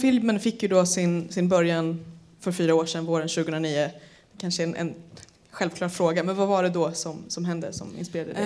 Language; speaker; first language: Swedish; native; Swedish